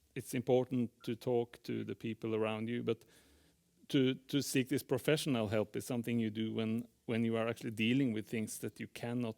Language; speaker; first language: English; non-native, fluent; Norwegian